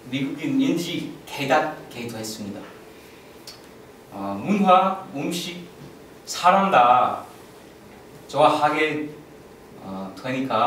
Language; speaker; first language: Korean; non-native, learner; English